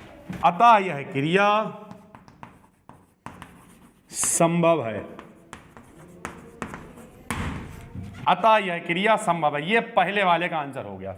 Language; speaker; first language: Hindi; native; Hindi